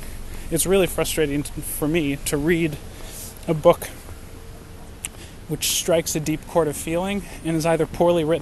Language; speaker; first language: English; native; English